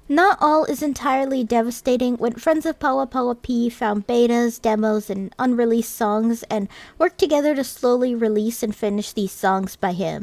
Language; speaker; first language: English; native; English